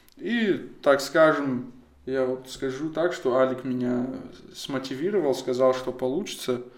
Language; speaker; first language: Russian; non-native, local second language; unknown